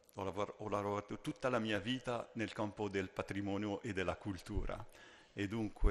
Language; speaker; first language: Italian; non-native, fluent; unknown